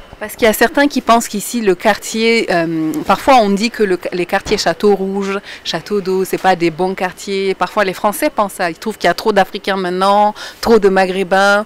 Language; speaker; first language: French; native; French